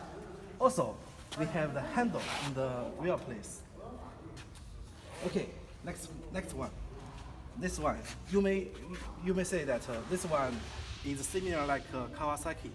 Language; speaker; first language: English; non-native, learner; Chinese